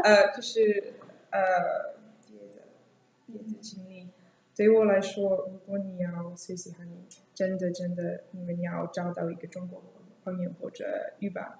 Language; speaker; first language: Chinese; non-native, learner; English